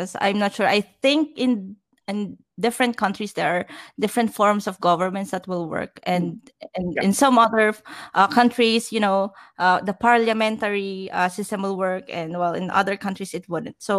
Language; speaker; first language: English; non-native, local second language; Filipino